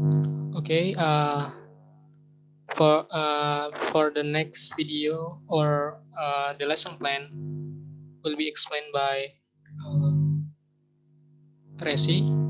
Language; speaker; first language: English; non-native, learner; Indonesian